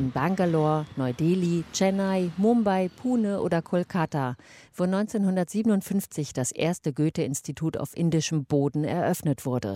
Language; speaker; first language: German; native; German